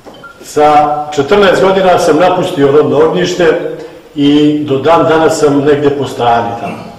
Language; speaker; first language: Bosnian; native; Bosnian